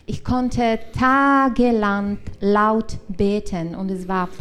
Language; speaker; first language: German; non-native, learner; Czech